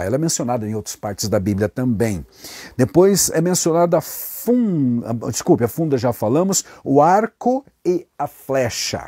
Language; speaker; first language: Portuguese; native; Portuguese